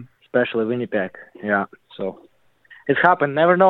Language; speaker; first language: English; non-native, learner; Russian